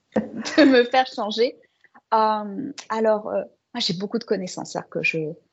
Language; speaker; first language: French; native; French